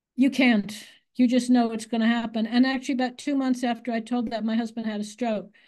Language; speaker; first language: English; native; English